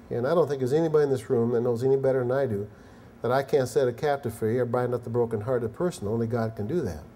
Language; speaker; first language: English; native; English